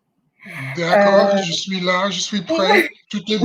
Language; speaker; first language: French; non-native, fluent; English